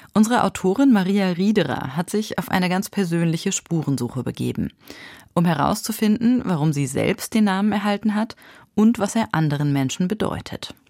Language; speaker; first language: German; native; German